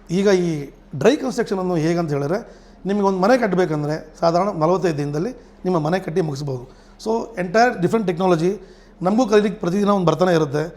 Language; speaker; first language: Kannada; non-native, local second language; Telugu